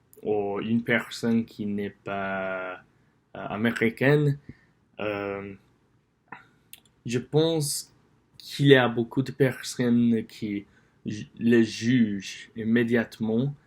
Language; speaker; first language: French; non-native, learner; English